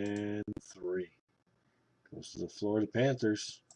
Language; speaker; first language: English; native; English